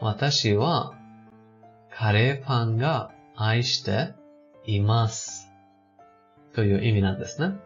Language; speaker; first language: Japanese; non-native, fluent; Persian